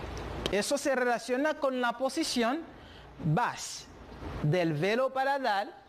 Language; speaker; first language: Spanish; non-native, fluent; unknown